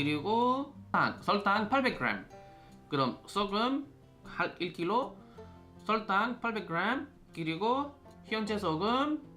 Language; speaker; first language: Korean; non-native, fluent; Spanish